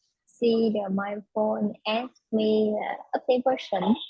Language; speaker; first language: English; non-native, learner; Vietnamese